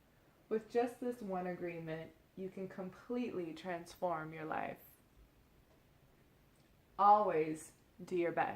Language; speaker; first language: English; native; English